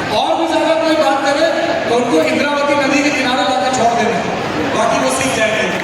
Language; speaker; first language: Hindi; non-native, local second language; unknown